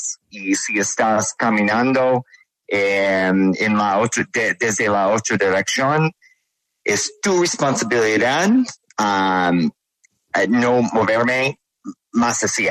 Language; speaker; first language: Spanish; non-native, learner; English